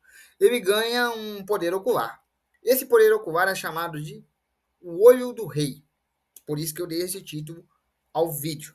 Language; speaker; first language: Portuguese; native; Portuguese